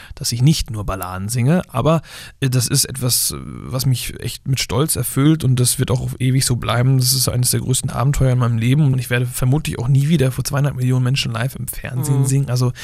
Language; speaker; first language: German; native; German